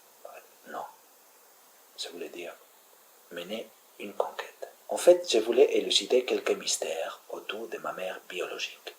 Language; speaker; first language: French; native; French